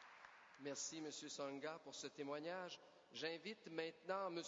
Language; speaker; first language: French; native; French